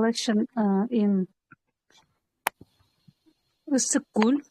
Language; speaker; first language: English; non-native, learner; Kyrgyz